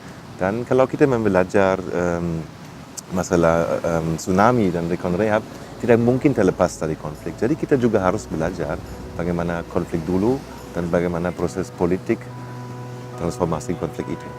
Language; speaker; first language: Indonesian; non-native, fluent; German